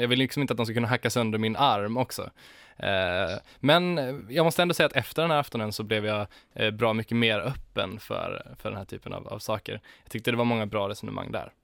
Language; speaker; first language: Swedish; native; Swedish